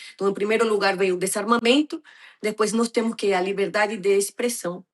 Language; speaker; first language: Portuguese; non-native, fluent; Spanish